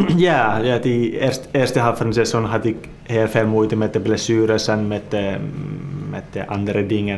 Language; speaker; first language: Dutch; non-native, fluent; Finnish